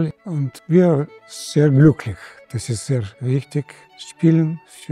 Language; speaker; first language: German; non-native, learner; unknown